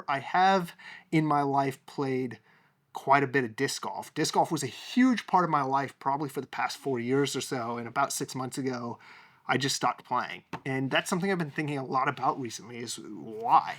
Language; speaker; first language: English; native; English